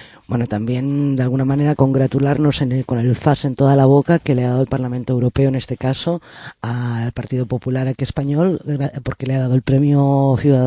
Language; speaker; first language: Spanish; native; Spanish